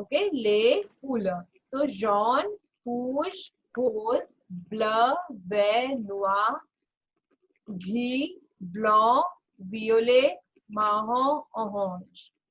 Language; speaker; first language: French; non-native, fluent; Hindi